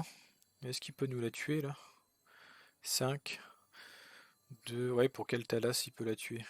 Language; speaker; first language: French; native; French